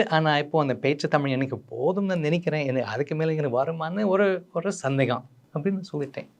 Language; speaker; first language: Tamil; non-native, fluent; English